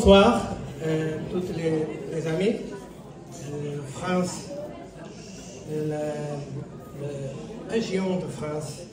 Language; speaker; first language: French; non-native, learner; Portuguese